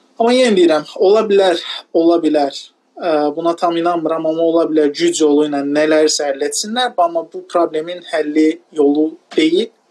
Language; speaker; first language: Azerbaijani; non-native, local second language; Talysh